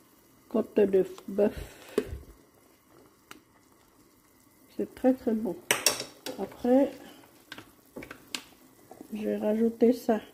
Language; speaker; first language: French; non-native, learner; Hmong